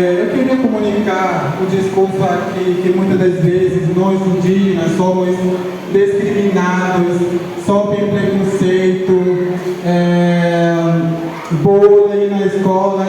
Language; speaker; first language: Portuguese; non-native, local second language; Ticuna